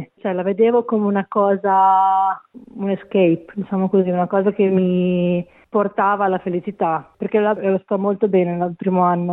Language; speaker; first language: Italian; native; Italian